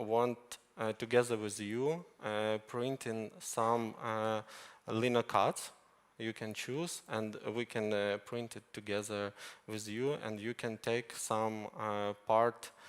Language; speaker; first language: English; non-native, learner; Ukrainian